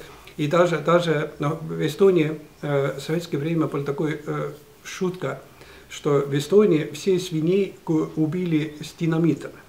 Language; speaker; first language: Russian; non-native, local second language; Estonian